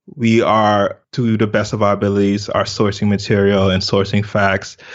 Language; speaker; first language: English; native; English